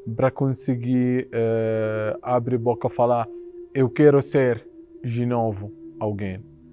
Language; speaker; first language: Portuguese; non-native, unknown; Arabic